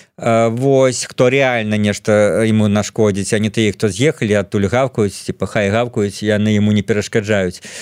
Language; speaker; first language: Belarusian; non-native, local second language; Russian